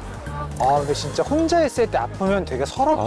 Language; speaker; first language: Korean; native; Korean